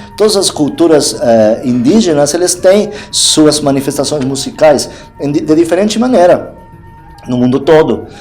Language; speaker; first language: Portuguese; non-native, fluent; Spanish